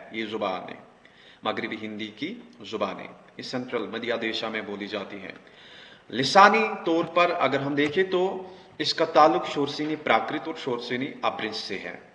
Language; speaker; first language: Urdu; non-native, local second language; Kashmiri